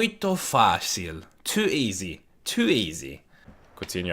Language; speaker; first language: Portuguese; non-native, learner; English